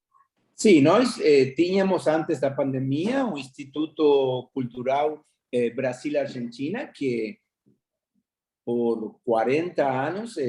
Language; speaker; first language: Portuguese; non-native, fluent; Spanish